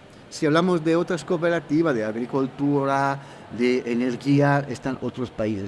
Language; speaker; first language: Spanish; non-native, fluent; Italian